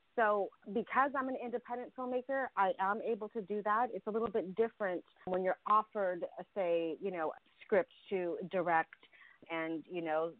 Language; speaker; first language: English; early bilingual, other home language; Russian